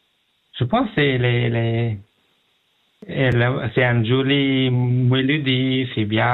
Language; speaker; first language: French; non-native, learner; Pashto